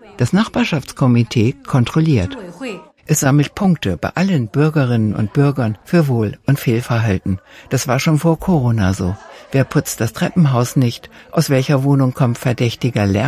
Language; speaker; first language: German; native; German